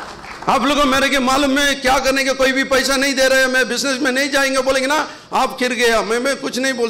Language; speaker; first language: Hindi; non-native, local second language; Urdu